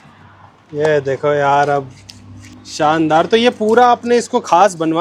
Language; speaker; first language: Hindi; native; Hindi